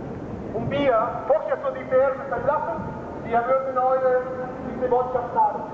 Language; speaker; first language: German; non-native, fluent; Spanish